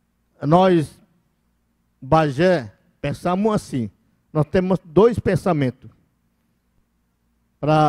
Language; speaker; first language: Portuguese; non-native, local second language; Yanomámi